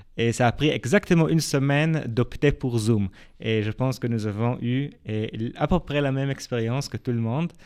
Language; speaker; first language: French; non-native, fluent; Hebrew